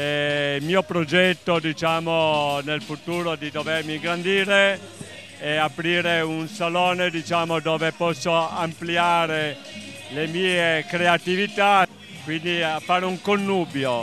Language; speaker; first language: Italian; native; Italian